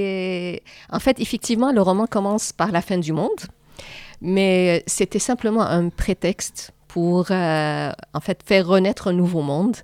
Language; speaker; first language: French; non-native, fluent; Arabic